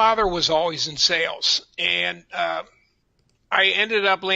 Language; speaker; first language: English; native; English